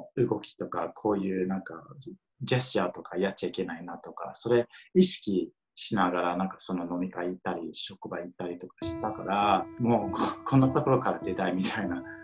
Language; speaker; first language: Japanese; non-native, fluent; English